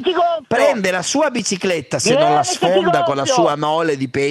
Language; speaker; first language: Italian; native; Italian